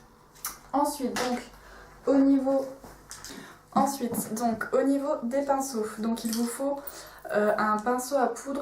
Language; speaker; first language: French; native; French